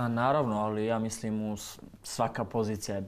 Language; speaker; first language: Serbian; early bilingual, heritage; Croatian